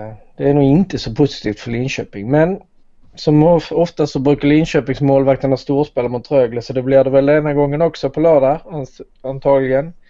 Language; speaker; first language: Swedish; native; Swedish